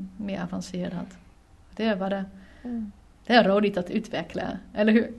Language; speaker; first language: Swedish; non-native, fluent; Dutch